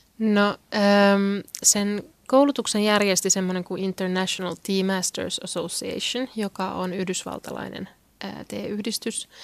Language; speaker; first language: Finnish; non-native, local second language; Swedish